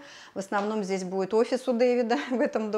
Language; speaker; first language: Russian; native; Russian